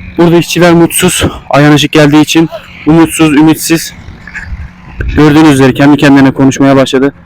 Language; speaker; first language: Turkish; native; Turkish